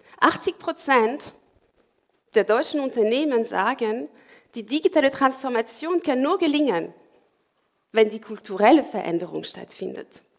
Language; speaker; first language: German; non-native, fluent; French